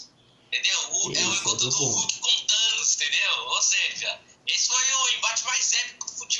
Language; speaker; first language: Portuguese; native; Portuguese